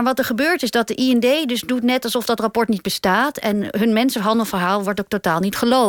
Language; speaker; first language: Dutch; native; Dutch